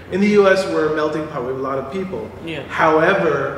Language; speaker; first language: English; native; English